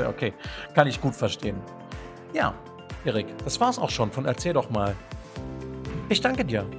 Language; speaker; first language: German; native; German